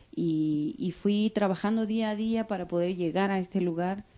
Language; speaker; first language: Spanish; native; Spanish